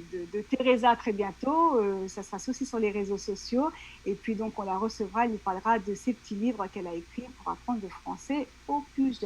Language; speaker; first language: French; native; French